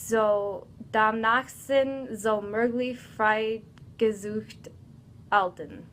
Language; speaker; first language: German; non-native, learner; English